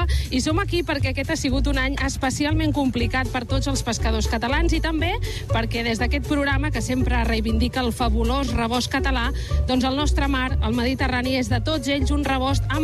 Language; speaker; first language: Catalan; native; Catalan